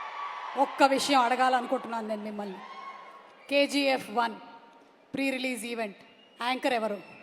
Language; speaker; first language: Telugu; native; Telugu